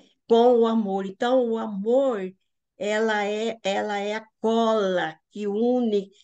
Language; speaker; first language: Portuguese; native; Portuguese